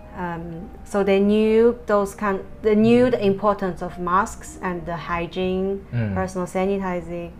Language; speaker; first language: English; non-native, fluent; Chinese